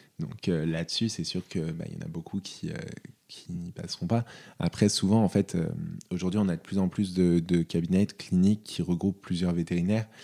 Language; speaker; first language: French; native; French